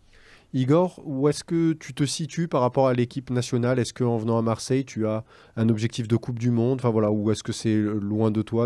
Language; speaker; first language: French; native; French